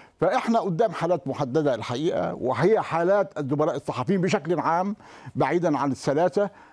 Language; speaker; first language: Egyptian Arabic; native; Egyptian Arabic